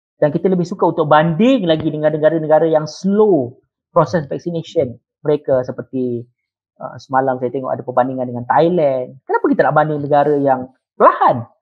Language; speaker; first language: Malay; native; Malay